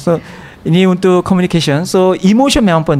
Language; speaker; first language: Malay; non-native, learner; Korean